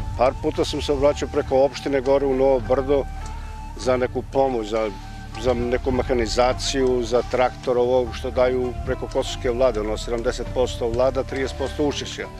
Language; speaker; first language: Serbian; native; Serbian